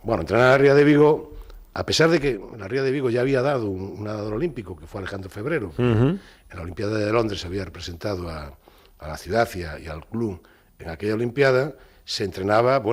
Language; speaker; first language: Spanish; native; Spanish